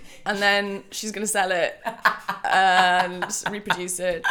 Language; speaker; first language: English; native; English